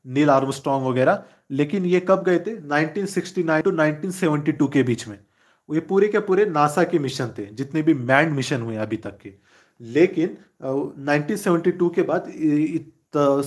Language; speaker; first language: Hindi; non-native, local second language; Marathi